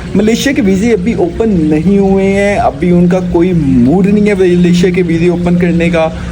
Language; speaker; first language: Urdu; non-native, local second language; Punjabi